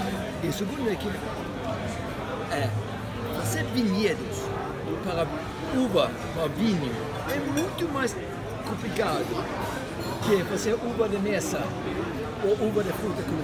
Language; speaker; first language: Portuguese; non-native, fluent; Spanish